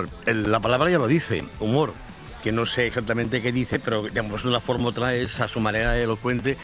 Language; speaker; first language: Spanish; native; Spanish